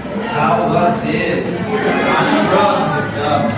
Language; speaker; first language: English; non-native, local second language; Javanese